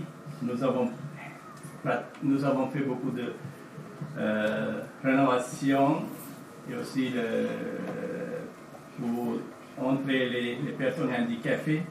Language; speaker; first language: French; non-native, fluent; Sinhala